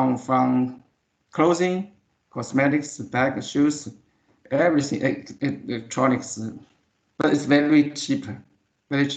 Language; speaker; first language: English; non-native, learner; Chinese